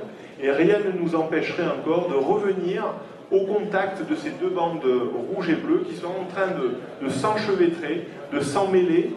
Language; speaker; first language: French; native; French